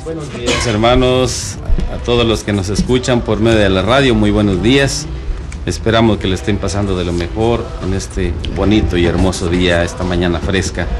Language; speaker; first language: Spanish; native; Spanish